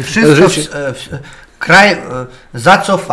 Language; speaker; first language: Polish; non-native, learner; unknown